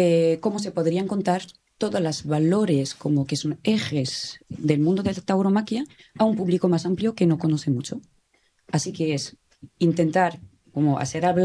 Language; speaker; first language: Spanish; non-native, fluent; French